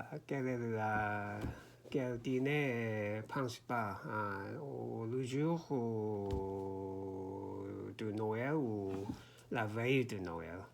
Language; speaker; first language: French; non-native, learner; Korean